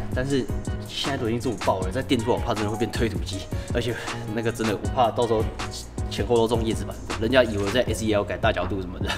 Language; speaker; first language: Chinese; native; Chinese